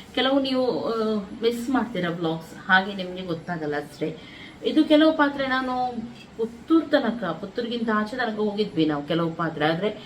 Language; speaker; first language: Kannada; native; Kannada